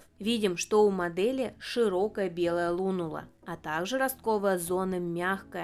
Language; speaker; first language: Russian; native; Russian